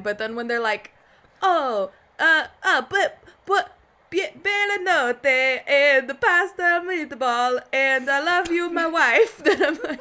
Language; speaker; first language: English; native; English